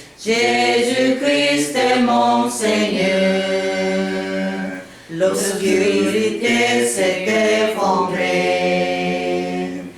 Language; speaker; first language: French; non-native, learner; Korean